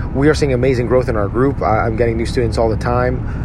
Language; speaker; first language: English; native; English